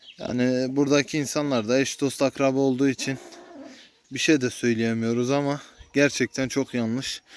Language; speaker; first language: Turkish; native; Turkish